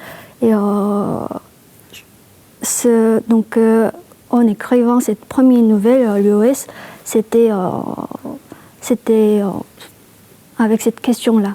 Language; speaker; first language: French; non-native, fluent; Korean